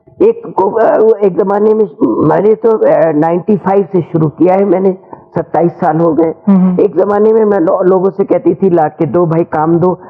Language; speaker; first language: Hindi; native; Hindi